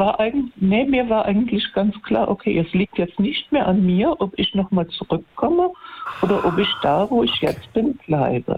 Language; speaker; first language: German; native; German